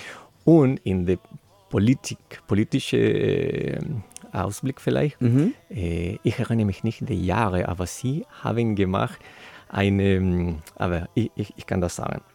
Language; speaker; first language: German; non-native, learner; Spanish